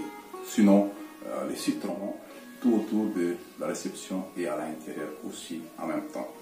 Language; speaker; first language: French; non-native, fluent; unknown